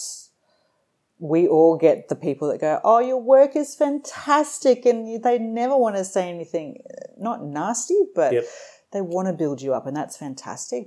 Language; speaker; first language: English; native; English